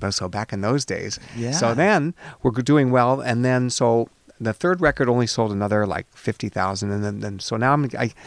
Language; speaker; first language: English; native; English